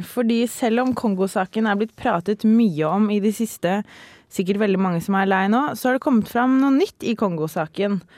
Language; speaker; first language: Norwegian; native; Norwegian